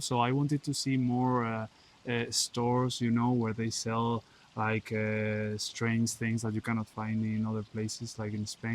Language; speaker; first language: English; non-native, learner; Spanish